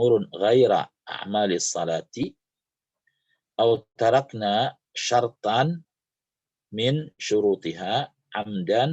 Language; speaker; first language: Arabic; non-native, fluent; Indonesian